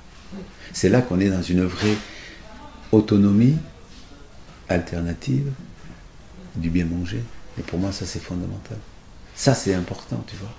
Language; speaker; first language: French; native; French